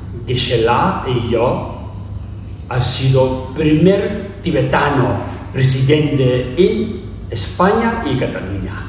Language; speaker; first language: Spanish; non-native, learner; Tibetan